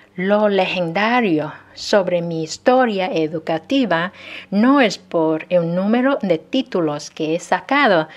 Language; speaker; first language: Spanish; non-native, fluent; Chinese